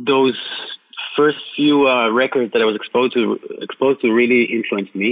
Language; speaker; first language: English; non-native, fluent; Hebrew